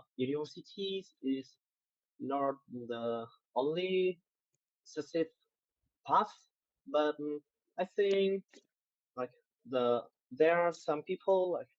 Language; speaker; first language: English; non-native, learner; Vietnamese